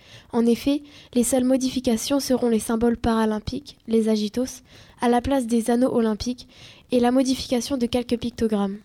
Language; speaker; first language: French; native; French